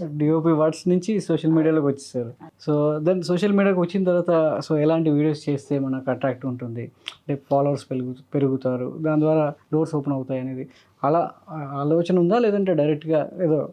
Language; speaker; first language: Telugu; native; Telugu